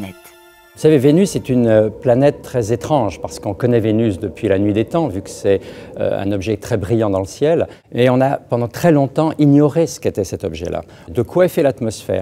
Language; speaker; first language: French; native; French